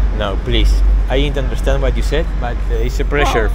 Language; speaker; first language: English; non-native, learner; Spanish